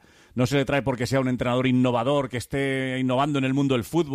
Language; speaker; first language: Spanish; native; Spanish